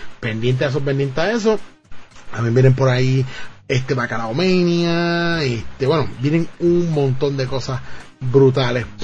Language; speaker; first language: Spanish; native; Spanish